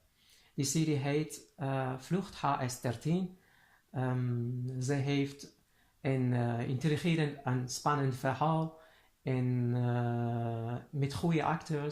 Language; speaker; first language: Dutch; non-native, fluent; Persian